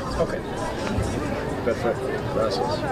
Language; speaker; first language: Spanish; non-native, fluent; English